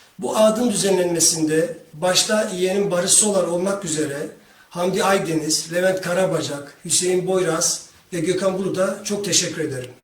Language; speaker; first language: Turkish; non-native, local second language; Kurdish